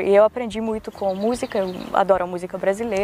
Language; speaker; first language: Portuguese; non-native, fluent; Macedonian